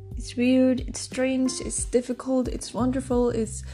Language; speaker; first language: English; non-native, fluent; Icelandic